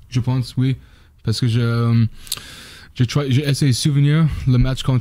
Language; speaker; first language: French; non-native, learner; English